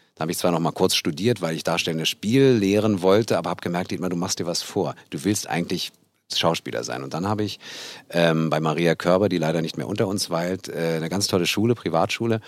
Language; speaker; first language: German; native; German